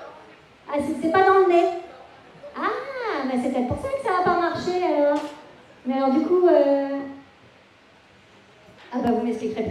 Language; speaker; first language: French; native; French